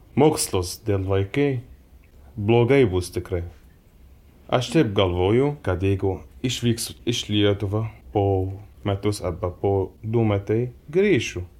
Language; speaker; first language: Lithuanian; non-native, learner; Arabic